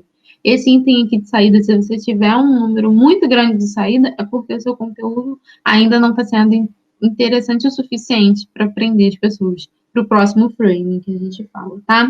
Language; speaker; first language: Portuguese; native; Portuguese